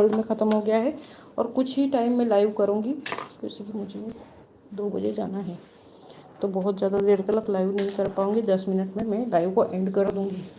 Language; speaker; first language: Hindi; non-native, local second language; Marathi